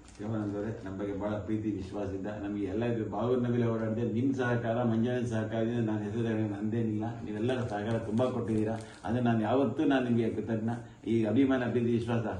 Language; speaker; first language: Kannada; native; Kannada